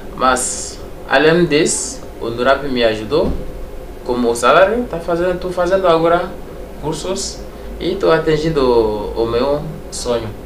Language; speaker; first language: Portuguese; non-native, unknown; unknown